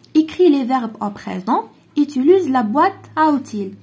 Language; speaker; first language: French; non-native, local second language; Arabic